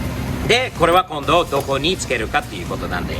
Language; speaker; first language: Japanese; non-native, fluent; English